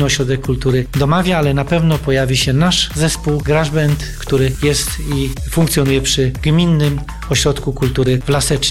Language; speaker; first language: Polish; native; Polish